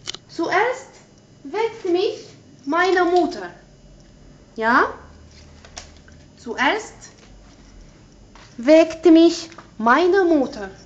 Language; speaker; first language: German; non-native, fluent; Arabic